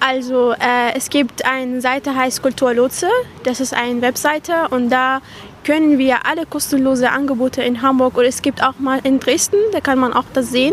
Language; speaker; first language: German; non-native, fluent; Arabic